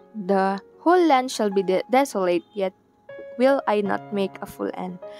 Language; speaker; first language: English; non-native, local second language; Iloko